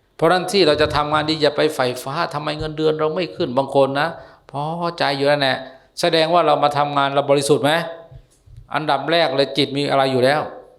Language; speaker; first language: Thai; native; Thai